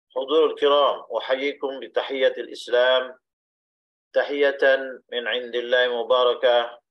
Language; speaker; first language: Arabic; non-native, fluent; Indonesian